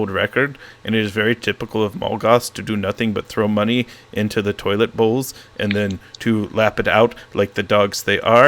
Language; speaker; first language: English; native; English